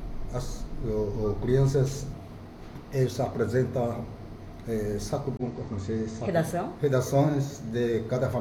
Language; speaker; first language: Portuguese; non-native, fluent; Japanese